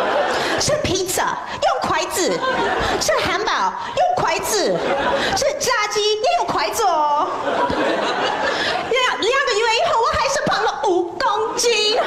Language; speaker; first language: Chinese; non-native, fluent; English